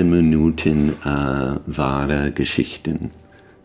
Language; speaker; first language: German; non-native, learner; English